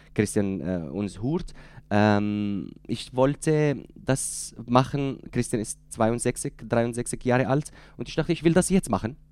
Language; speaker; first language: German; non-native, fluent; Arabic